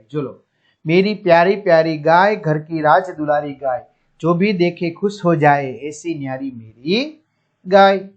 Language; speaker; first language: Hindi; non-native, local second language; Gujarati